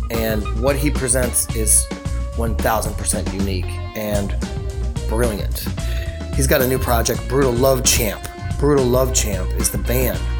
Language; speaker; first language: English; native; English